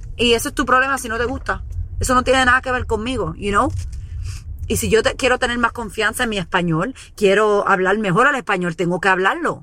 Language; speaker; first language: Spanish; early bilingual, heritage; Spanish